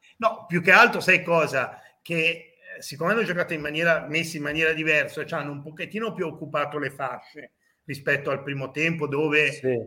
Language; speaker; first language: Italian; native; Italian